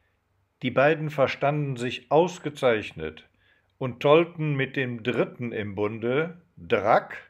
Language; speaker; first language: German; native; German